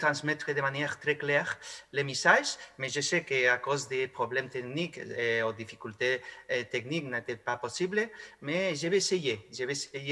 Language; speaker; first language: French; non-native, fluent; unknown